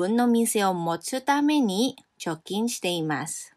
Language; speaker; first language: Japanese; non-native, fluent; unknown